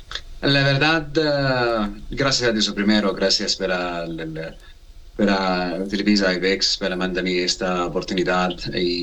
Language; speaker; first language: Spanish; non-native, learner; Arabic